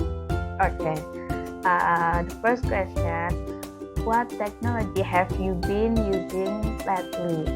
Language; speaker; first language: English; non-native, learner; Indonesian